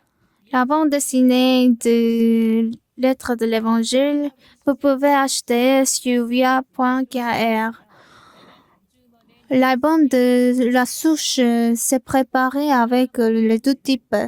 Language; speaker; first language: French; non-native, learner; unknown